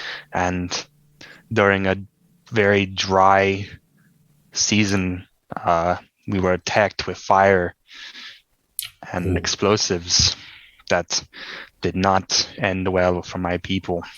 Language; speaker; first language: English; native; English